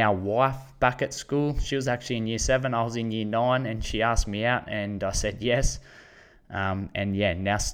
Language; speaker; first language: English; native; English